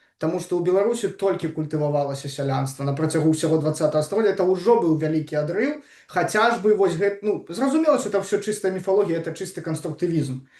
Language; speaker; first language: Belarusian; non-native, local second language; Russian